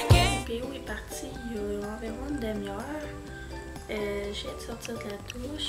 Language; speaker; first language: French; native; French